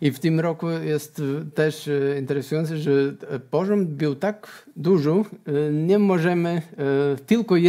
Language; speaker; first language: Polish; non-native, learner; Portuguese